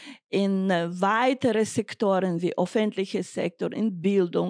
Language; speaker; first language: German; non-native, fluent; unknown